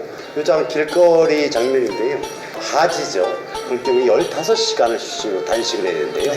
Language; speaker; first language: Korean; native; Korean